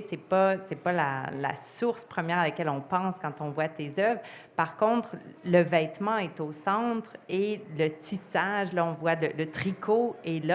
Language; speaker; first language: French; native; French